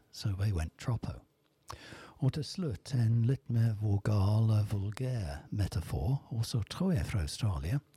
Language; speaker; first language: Norwegian; non-native, fluent; English